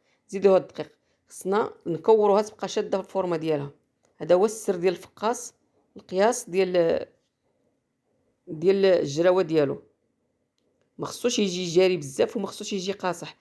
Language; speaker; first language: Arabic; native; Arabic